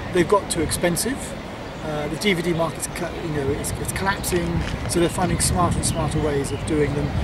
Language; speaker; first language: English; native; English